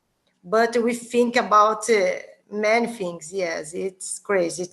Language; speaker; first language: English; non-native, learner; Portuguese